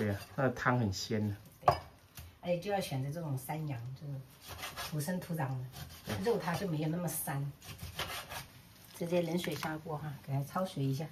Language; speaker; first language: Chinese; native; Chinese